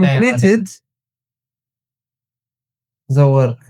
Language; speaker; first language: English; non-native, learner; Tigrinya